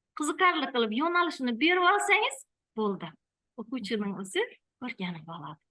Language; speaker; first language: Uzbek; native; Uzbek